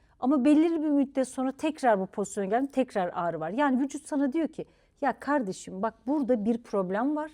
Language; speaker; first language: Turkish; native; Turkish